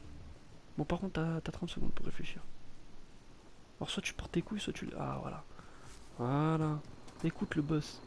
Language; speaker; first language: French; native; French